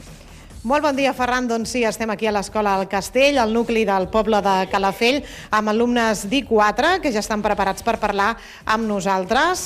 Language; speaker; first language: Catalan; native; Catalan